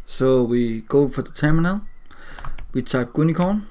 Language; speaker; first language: English; non-native, learner; Danish